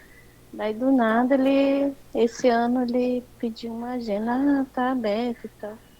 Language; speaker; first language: Portuguese; native; Portuguese